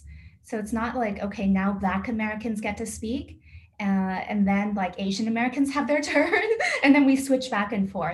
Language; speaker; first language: English; native; English